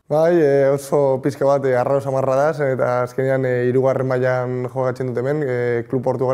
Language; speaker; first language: Basque; non-native, local second language; Spanish